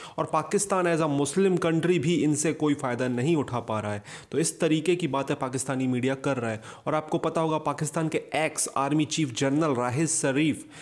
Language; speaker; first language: Hindi; native; Hindi